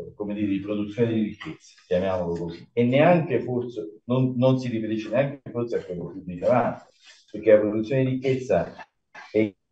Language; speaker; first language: Italian; native; Italian